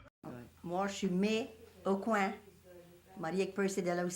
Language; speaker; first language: French; native; French